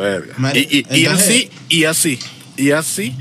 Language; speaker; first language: Spanish; native; Spanish